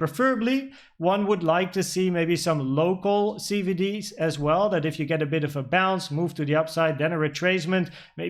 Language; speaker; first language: English; non-native, fluent; Dutch